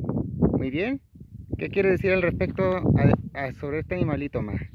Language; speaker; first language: Spanish; native; Spanish